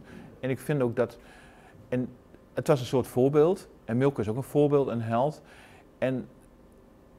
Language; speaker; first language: Dutch; native; Dutch